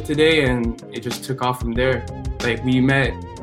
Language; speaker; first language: English; non-native, fluent; French